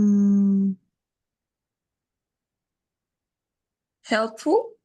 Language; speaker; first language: English; non-native, learner; Spanish